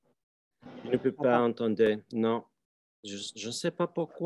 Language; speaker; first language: French; non-native, learner; English